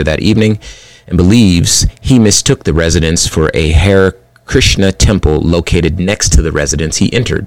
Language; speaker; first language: English; early bilingual, other home language; Spanish